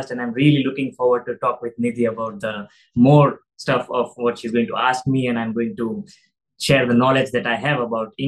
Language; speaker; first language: English; non-native, local second language; Gujarati